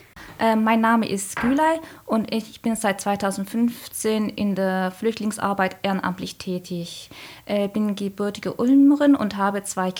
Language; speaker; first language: German; non-native, local second language; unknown